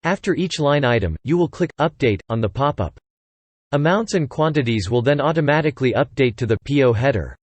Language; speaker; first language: English; native; English